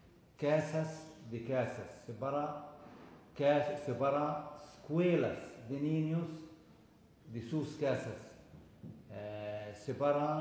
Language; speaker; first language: Spanish; non-native, fluent; Arabic